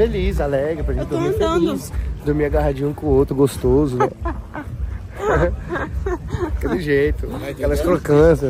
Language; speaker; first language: Portuguese; native; Portuguese